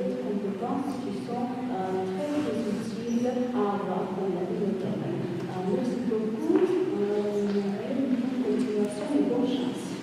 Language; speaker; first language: French; non-native, fluent; Georgian